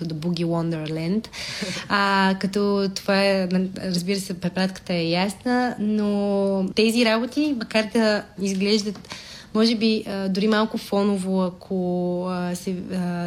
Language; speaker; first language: Bulgarian; native; Bulgarian